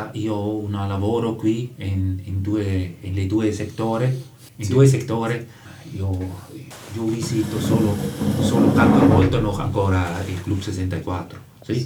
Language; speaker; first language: Italian; non-native, local second language; German